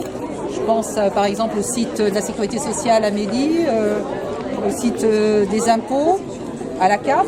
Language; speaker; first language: French; native; French